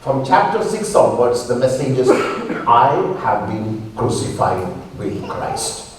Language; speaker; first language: English; non-native, local second language; Malayalam